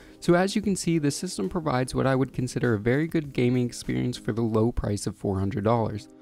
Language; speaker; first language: English; native; English